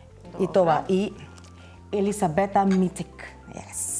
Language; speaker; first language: Macedonian; non-native, learner; Filipino